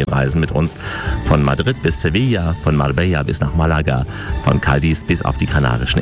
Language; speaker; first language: German; native; German